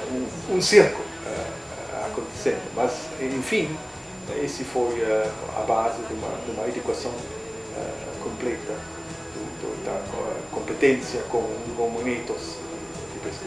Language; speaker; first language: Portuguese; non-native, learner; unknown